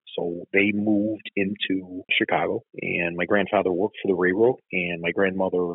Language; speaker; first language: English; native; English